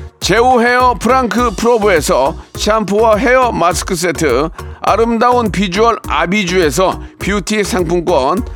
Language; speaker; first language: Korean; native; Korean